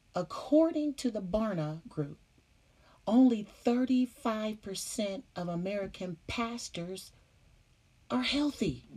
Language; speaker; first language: English; native; English